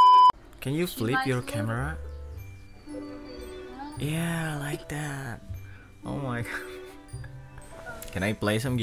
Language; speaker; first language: English; non-native, fluent; Indonesian